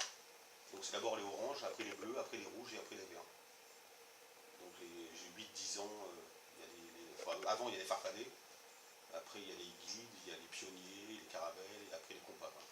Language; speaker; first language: French; native; French